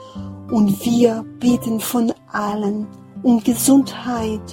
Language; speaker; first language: German; non-native, fluent; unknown